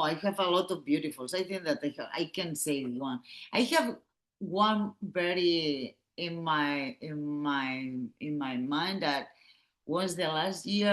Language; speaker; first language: English; non-native, learner; Catalan